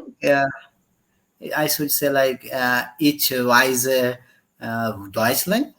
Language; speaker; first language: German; non-native, learner; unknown